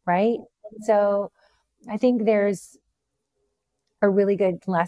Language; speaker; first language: English; native; English